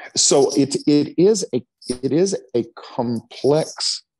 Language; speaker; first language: English; native; English